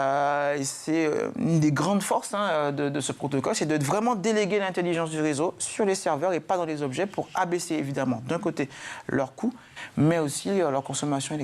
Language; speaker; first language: French; native; French